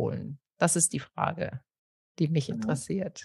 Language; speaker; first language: German; native; German